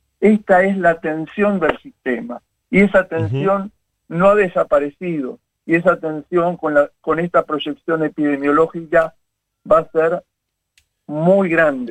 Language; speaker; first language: Spanish; native; Spanish